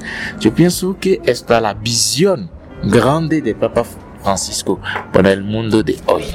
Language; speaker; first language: Spanish; non-native, learner; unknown